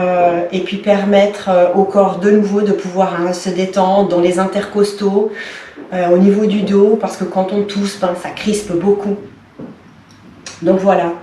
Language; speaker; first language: French; native; French